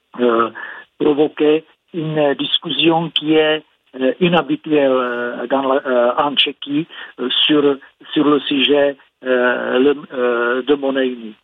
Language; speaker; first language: French; non-native, fluent; Czech